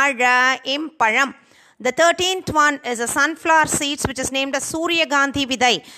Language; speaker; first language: English; non-native, local second language; Tamil